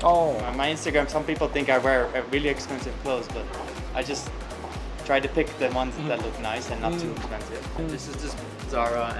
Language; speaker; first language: English; non-native, fluent; Dutch